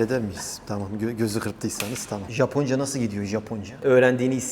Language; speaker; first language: Turkish; native; Turkish